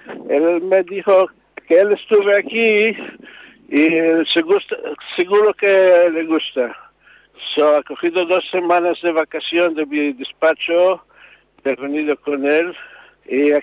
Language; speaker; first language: Spanish; non-native, learner; Hebrew